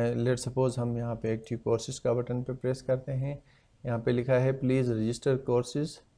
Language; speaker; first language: Urdu; non-native, local second language; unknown